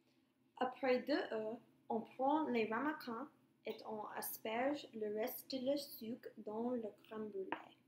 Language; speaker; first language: French; non-native, learner; English